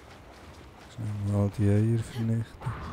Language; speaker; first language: German; native; German